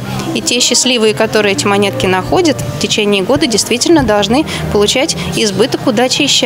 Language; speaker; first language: Russian; native; Russian